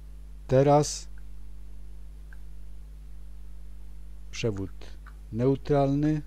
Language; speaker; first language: Polish; native; Polish